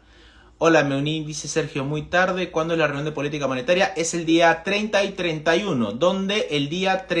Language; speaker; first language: Spanish; native; Spanish